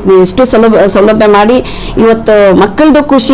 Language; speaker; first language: Kannada; non-native, local second language; Urdu